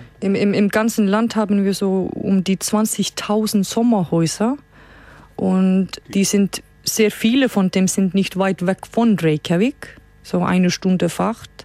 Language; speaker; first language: German; non-native, fluent; Icelandic